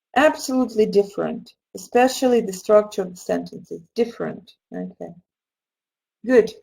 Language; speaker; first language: English; non-native, fluent; Russian